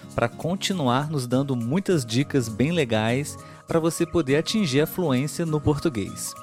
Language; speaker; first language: Portuguese; native; Portuguese